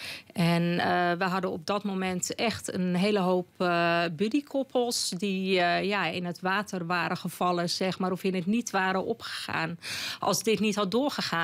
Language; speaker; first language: Dutch; native; Dutch